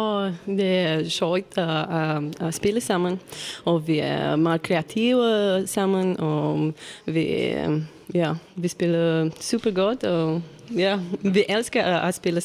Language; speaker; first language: Danish; non-native, learner; Romanian